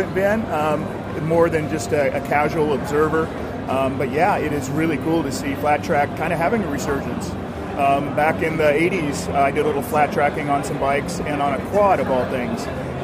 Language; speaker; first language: English; native; English